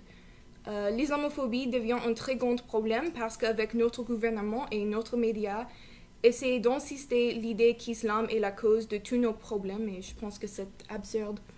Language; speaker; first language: French; non-native, learner; English